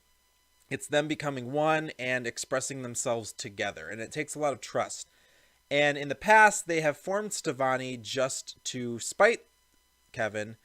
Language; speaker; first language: English; native; English